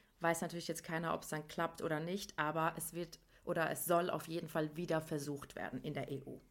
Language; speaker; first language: German; native; German